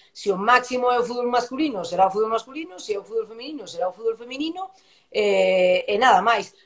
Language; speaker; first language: Galician; native; Galician